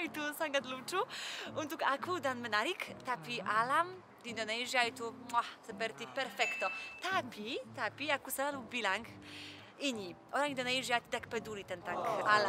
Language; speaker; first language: Indonesian; non-native, learner; Polish